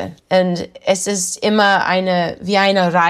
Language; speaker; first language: German; non-native, learner; English